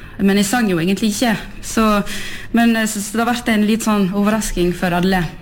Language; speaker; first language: Norwegian; non-native, fluent; French